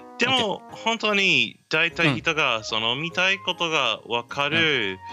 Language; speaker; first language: Japanese; non-native, learner; English